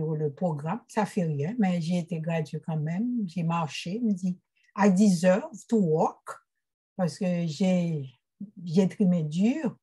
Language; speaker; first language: French; non-native, local second language; Haitian Creole